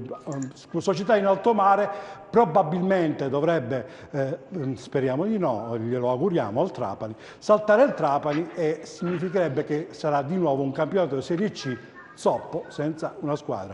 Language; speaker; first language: Italian; native; Italian